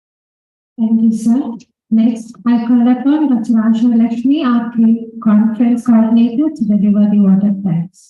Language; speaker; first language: English; non-native, local second language; Malayalam